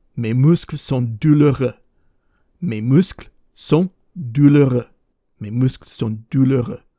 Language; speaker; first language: French; non-native, fluent; English